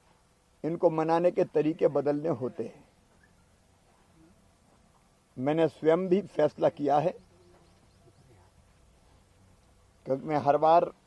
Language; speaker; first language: Hindi; native; Hindi